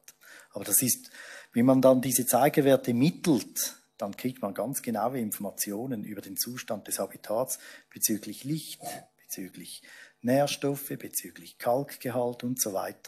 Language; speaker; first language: German; native; German